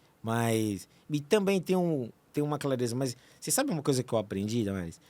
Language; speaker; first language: Portuguese; native; Portuguese